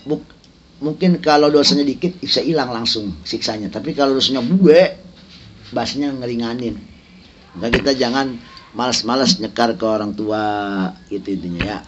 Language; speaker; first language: Indonesian; native; Indonesian